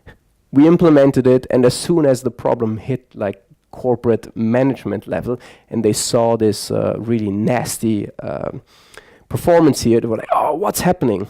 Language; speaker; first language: English; non-native, fluent; German